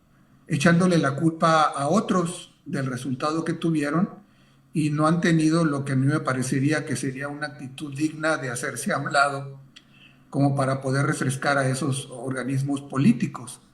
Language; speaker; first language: Spanish; native; Spanish